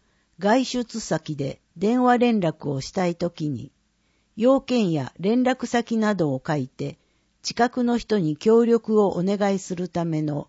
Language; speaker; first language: Japanese; native; Japanese